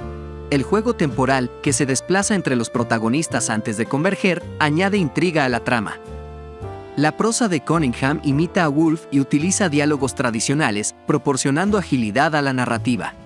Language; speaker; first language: Spanish; native; Spanish